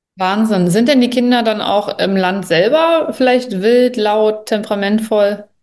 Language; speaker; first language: German; native; German